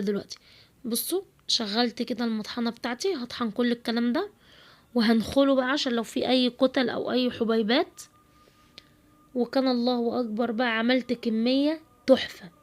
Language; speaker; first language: Arabic; native; Arabic